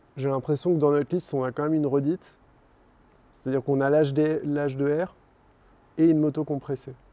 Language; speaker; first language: French; native; French